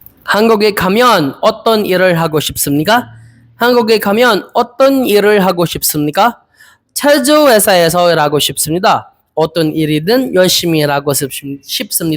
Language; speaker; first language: Korean; non-native, learner; Filipino